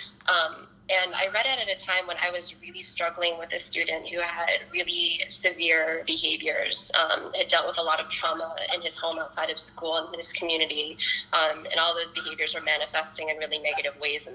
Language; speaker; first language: English; native; English